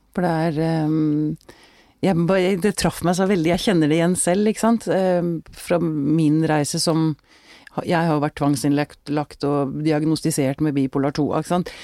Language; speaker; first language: Norwegian; native; Norwegian